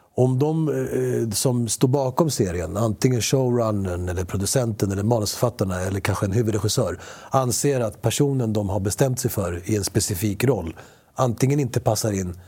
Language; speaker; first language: Swedish; early bilingual, other home language; Spanish